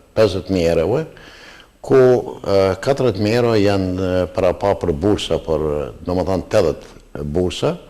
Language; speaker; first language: Albanian; native; Albanian